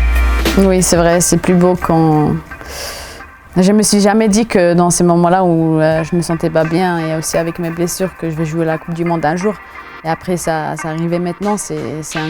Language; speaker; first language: French; non-native, local second language; German